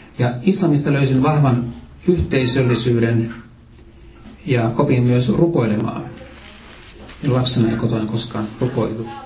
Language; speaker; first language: Finnish; native; Finnish